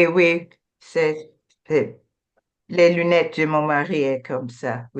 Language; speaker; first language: French; non-native, learner; English